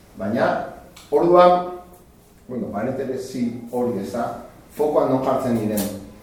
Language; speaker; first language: Basque; non-native, local second language; Spanish